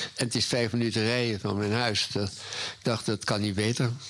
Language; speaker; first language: Dutch; native; Dutch